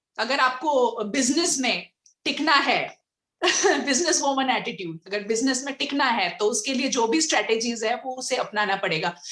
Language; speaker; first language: Hindi; non-native, local second language; Bangla